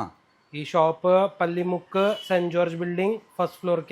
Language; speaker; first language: Malayalam; non-native, fluent; Hindi